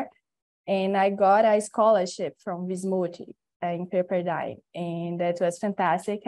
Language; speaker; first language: English; non-native, learner; Portuguese